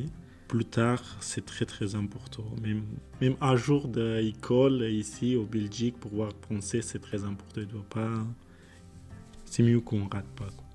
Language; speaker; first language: French; non-native, learner; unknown